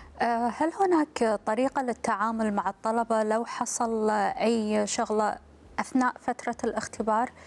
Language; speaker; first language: Arabic; native; Arabic